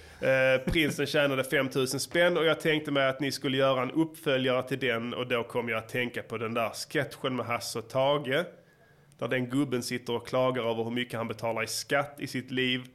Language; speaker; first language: Swedish; native; Swedish